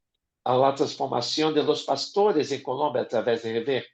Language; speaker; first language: Spanish; non-native, fluent; Portuguese